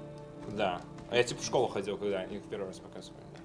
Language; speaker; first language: Russian; native; Russian